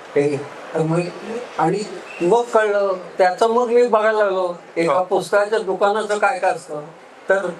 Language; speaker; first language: Marathi; native; Marathi